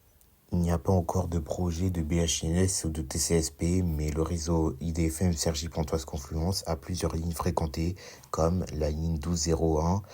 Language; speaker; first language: French; native; French